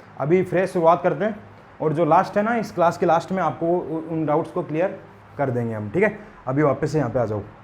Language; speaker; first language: Hindi; native; Hindi